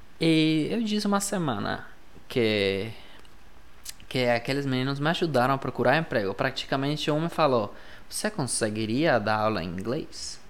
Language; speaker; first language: Portuguese; non-native, fluent; Spanish